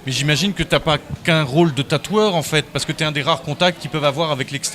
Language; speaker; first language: French; native; French